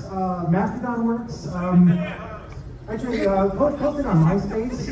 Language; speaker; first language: English; native; English